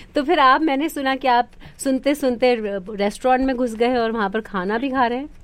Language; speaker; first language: Hindi; native; Hindi